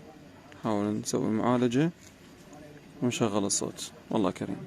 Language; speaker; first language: Arabic; native; Arabic